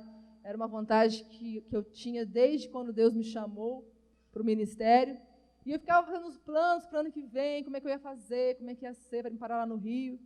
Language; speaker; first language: Portuguese; native; Portuguese